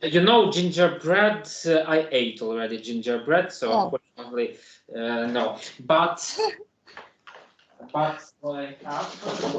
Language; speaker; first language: English; non-native, fluent; German